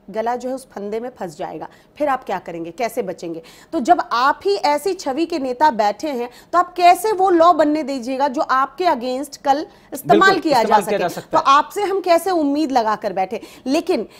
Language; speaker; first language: Hindi; native; Hindi